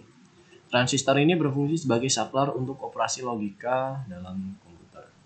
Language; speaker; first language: Indonesian; native; Indonesian